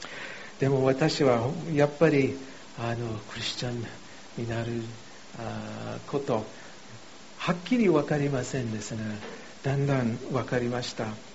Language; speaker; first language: Japanese; non-native, fluent; English